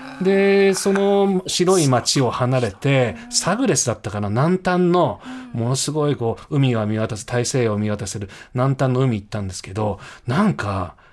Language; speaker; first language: Japanese; native; Japanese